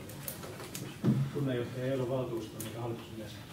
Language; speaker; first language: Finnish; native; Finnish